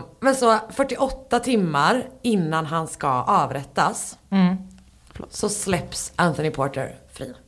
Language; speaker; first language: Swedish; native; Swedish